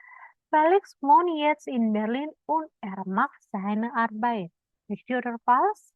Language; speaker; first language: German; non-native, learner; Indonesian